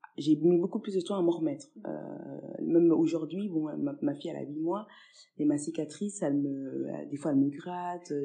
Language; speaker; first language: French; early bilingual, other home language; Fula